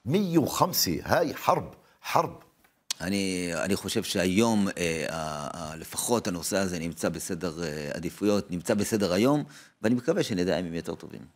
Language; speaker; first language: Hebrew; native; Hebrew